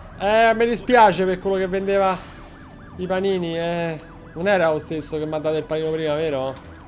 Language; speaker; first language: Italian; native; Italian